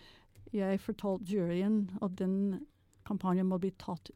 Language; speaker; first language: Norwegian; non-native, fluent; English